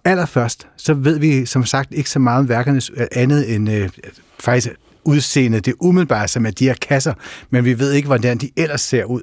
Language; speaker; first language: Danish; native; Danish